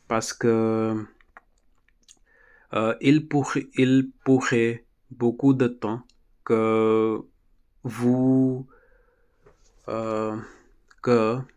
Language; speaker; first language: French; non-native, learner; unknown